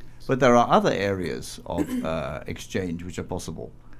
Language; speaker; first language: English; native; English